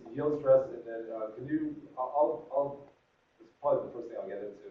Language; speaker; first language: English; native; English